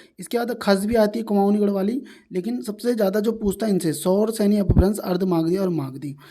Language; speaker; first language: Hindi; native; Hindi